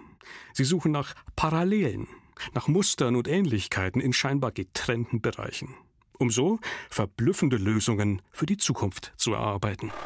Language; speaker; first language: German; native; German